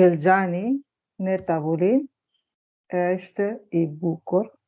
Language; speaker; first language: Albanian; non-native, learner; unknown